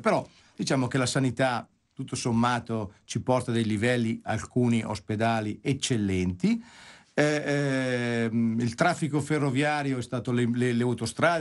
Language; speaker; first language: Italian; native; Italian